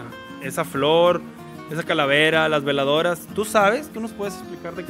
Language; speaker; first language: Spanish; native; Spanish